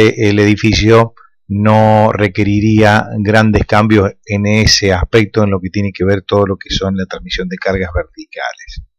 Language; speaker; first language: Spanish; native; Spanish